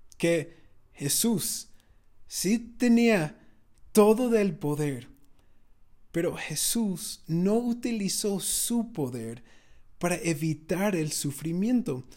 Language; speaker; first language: Spanish; non-native, fluent; English